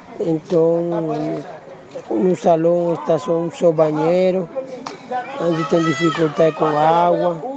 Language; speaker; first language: Portuguese; non-native, learner; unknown